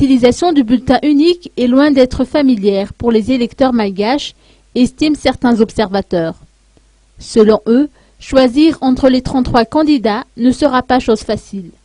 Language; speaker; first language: French; non-native, local second language; Malagasy